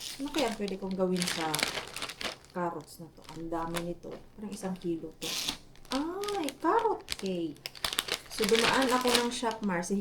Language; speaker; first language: Filipino; non-native, local second language; Cebuano